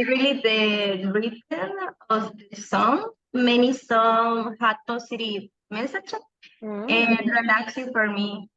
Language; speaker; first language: English; non-native, learner; Spanish